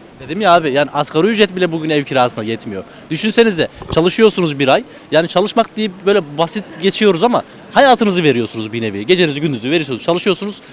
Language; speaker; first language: Turkish; native; Turkish